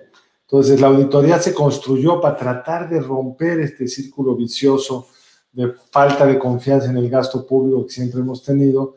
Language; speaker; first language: Spanish; native; Spanish